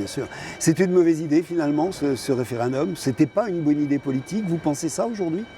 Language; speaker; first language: French; native; French